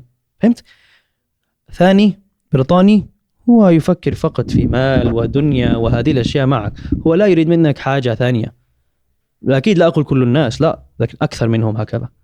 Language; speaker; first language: Arabic; non-native, fluent; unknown